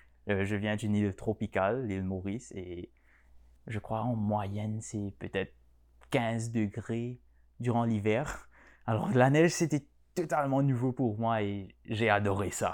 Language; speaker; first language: French; non-native, local second language; Morisyen